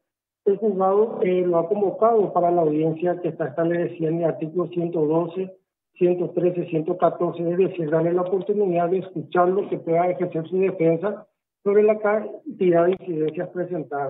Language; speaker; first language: Spanish; native; Spanish